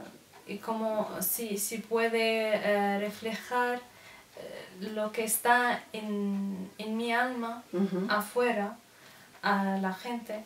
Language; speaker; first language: Spanish; non-native, learner; Arabic